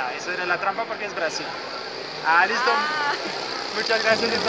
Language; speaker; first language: Spanish; non-native, fluent; French